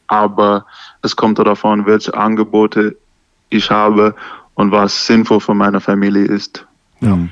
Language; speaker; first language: German; non-native, learner; English